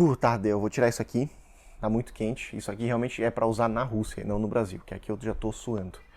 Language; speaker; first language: Portuguese; early bilingual, other home language; Russian